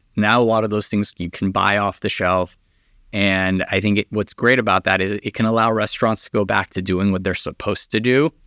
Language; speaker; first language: English; native; English